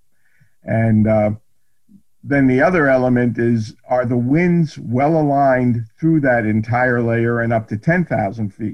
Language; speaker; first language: English; native; English